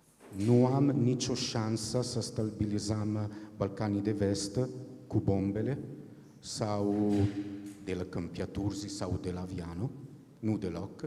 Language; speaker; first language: Romanian; non-native, fluent; Italian